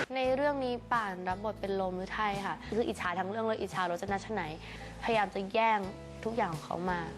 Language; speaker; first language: Thai; native; Thai